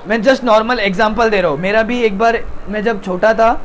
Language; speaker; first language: Hindi; non-native, local second language; Tamil